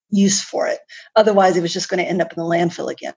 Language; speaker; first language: English; native; English